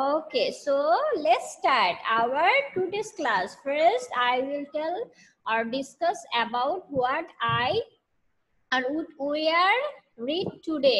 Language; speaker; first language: English; non-native, learner; Bangla